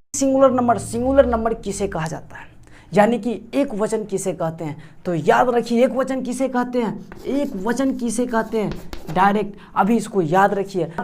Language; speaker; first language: Hindi; native; Hindi